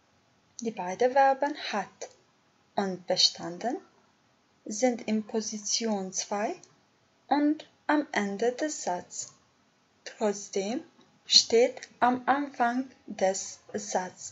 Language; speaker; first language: German; non-native, fluent; Albanian